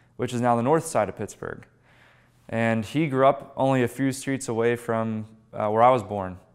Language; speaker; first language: English; native; English